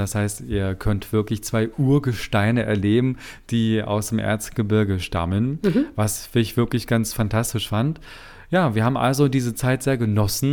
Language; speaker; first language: German; native; German